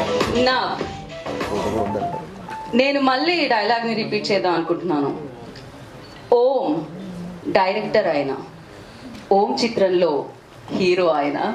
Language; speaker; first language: Telugu; native; Telugu